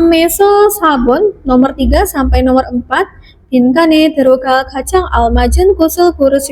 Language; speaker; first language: Korean; non-native, fluent; Indonesian